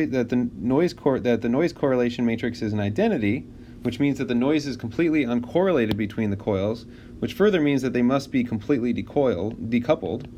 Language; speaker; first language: English; native; English